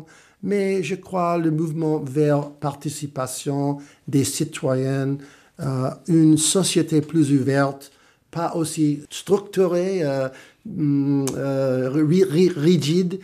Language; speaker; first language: French; non-native, fluent; English